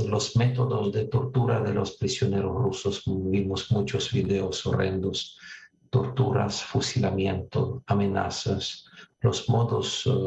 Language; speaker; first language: Spanish; non-native, fluent; Russian